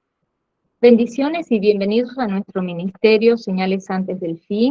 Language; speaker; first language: Spanish; native; Spanish